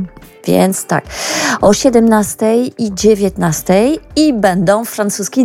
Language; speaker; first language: Polish; non-native, learner; French